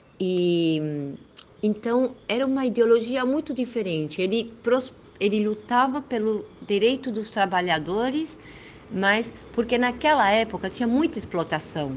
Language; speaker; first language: Portuguese; early bilingual, heritage; Portuguese